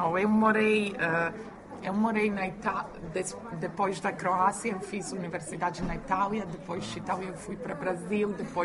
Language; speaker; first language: Portuguese; non-native, learner; Croatian